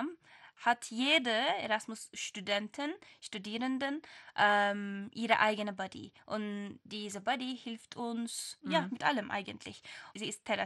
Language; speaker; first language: German; non-native, learner; Turkish